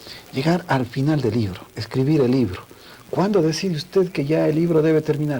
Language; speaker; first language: Spanish; native; Spanish